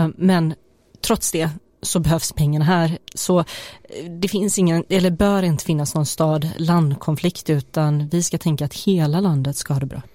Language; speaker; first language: Swedish; early bilingual, other home language; Bosnian